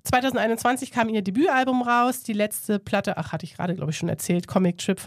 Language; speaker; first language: German; native; German